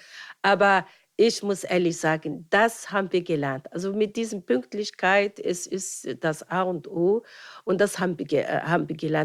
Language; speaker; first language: German; non-native, fluent; Arabic